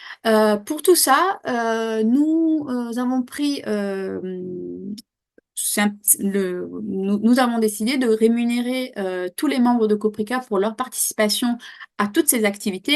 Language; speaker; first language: French; native; French